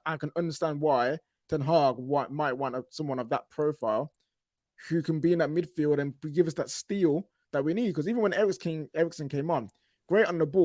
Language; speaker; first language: English; native; English